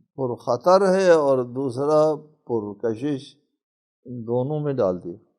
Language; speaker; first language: Urdu; non-native, local second language; Balti